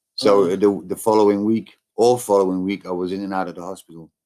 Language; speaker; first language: English; non-native, fluent; Dutch